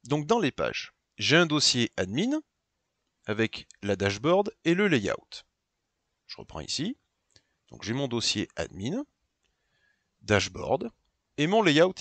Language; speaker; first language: French; native; French